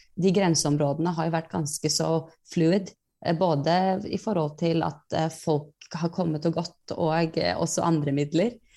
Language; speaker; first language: Norwegian; early bilingual, other home language; Persian